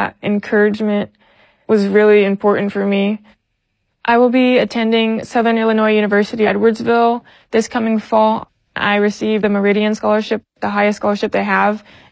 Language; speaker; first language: English; native; English